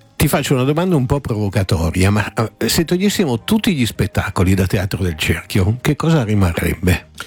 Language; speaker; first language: Italian; native; Italian